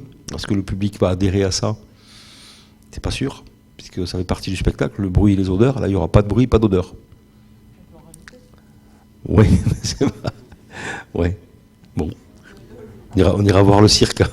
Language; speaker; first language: French; native; French